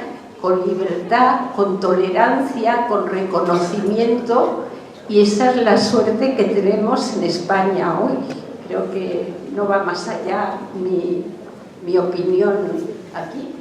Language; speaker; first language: Spanish; early bilingual, other home language; Hungarian